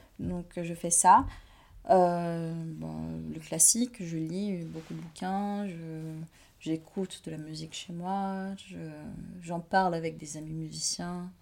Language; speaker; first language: French; non-native, fluent; Portuguese